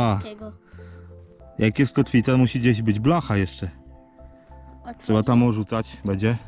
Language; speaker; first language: Polish; native; Polish